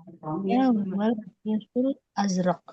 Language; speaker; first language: Arabic; non-native, learner; Indonesian